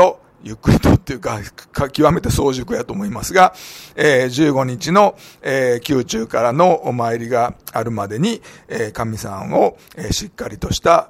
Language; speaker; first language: Japanese; native; Japanese